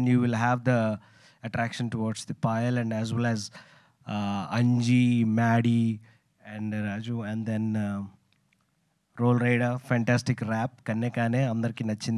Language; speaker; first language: Telugu; native; Telugu